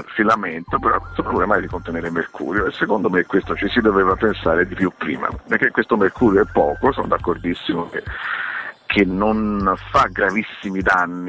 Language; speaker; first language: Italian; native; Italian